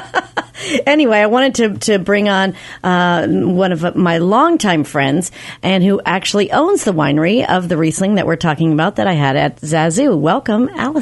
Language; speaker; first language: English; native; English